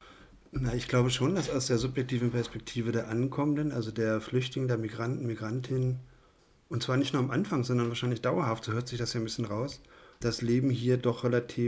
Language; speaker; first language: German; native; German